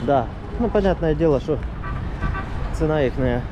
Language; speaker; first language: Russian; native; Russian